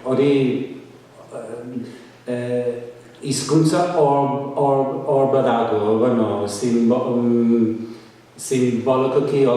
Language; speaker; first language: Basque; non-native, learner; English